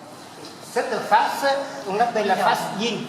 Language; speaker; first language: French; native; French